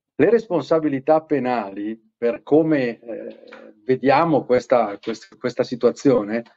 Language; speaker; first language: Italian; native; Italian